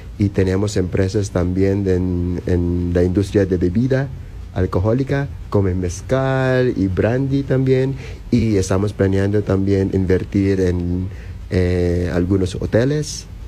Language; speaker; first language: Spanish; non-native, learner; Filipino